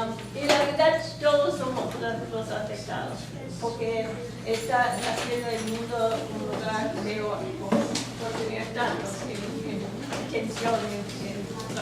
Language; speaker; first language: Spanish; non-native, learner; English